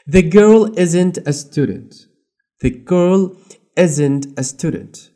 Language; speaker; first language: English; non-native, fluent; Arabic